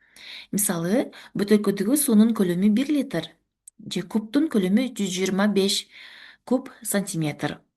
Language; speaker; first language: Kyrgyz; native; Kyrgyz